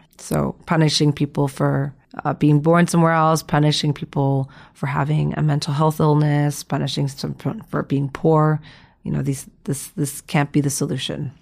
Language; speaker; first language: English; early bilingual, other home language; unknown